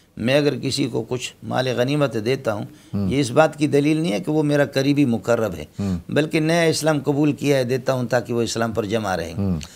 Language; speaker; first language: Urdu; non-native, local second language; Brahui